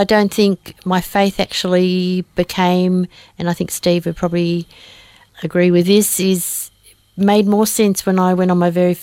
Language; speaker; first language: English; native; English